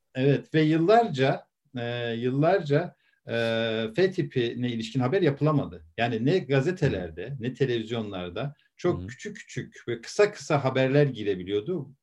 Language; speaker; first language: Turkish; native; Turkish